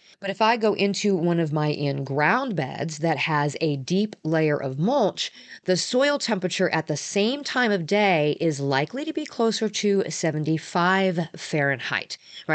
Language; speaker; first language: English; native; English